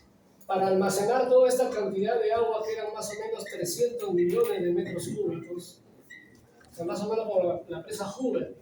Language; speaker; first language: Spanish; native; Spanish